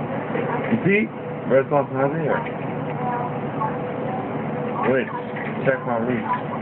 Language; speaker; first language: English; native; English